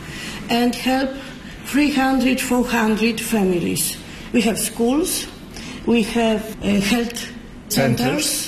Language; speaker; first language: English; non-native, learner; Polish